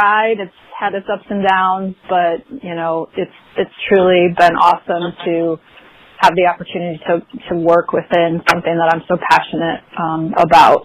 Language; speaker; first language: English; native; English